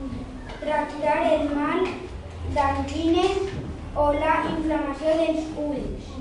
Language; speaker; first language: Catalan; non-native, local second language; Spanish